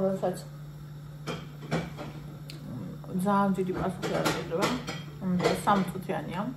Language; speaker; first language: Georgian; native; Georgian